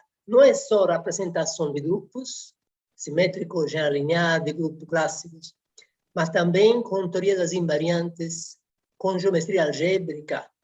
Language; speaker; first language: Portuguese; non-native, fluent; Italian